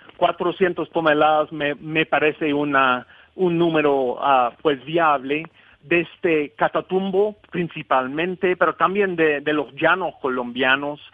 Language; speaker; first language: Spanish; non-native, fluent; English